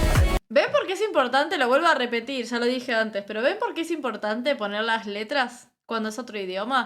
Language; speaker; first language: Spanish; native; Spanish